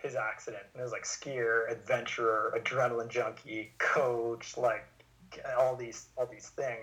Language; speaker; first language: English; native; English